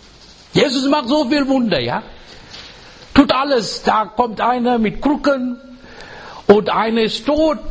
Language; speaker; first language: German; non-native, fluent; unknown